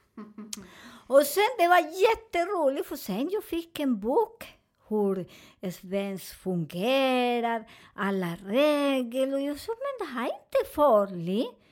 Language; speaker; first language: Swedish; non-native, learner; Spanish